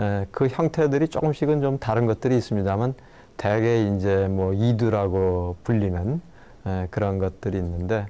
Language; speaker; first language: Korean; native; Korean